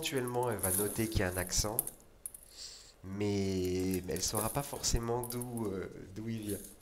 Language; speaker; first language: French; native; French